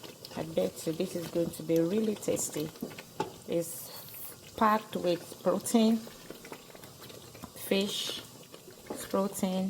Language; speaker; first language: English; non-native, local second language; Yoruba